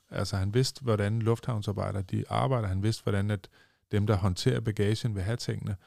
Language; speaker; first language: Danish; native; Danish